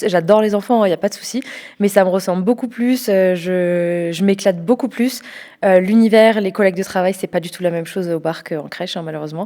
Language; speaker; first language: French; native; French